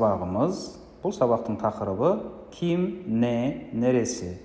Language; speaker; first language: Turkish; non-native, fluent; Kazakh